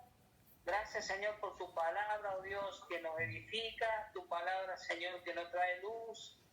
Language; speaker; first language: Spanish; native; Spanish